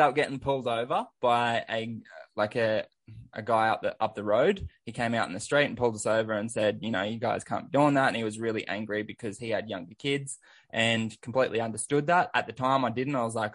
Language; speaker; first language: English; native; English